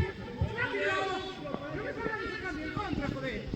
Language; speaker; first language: Spanish; native; Spanish